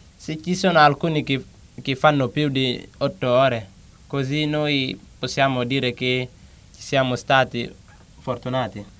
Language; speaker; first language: Italian; non-native, learner; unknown